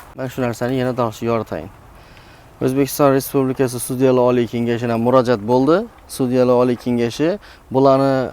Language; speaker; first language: Uzbek; native; Uzbek